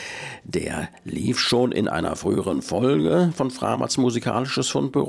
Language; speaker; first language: German; native; German